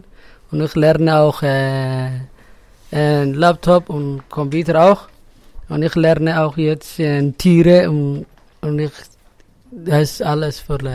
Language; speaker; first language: German; non-native, learner; Somali